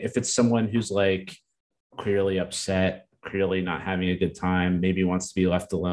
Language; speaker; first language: English; native; English